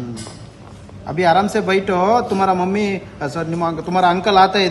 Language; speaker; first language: Hindi; non-native, local second language; Kannada